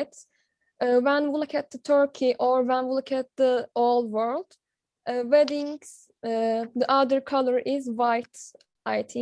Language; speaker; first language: English; non-native, learner; Turkish